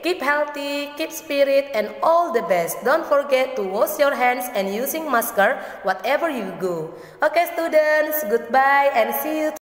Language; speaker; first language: English; non-native, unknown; Indonesian